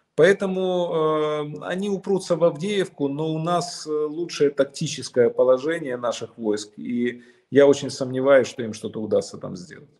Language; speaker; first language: Russian; native; Russian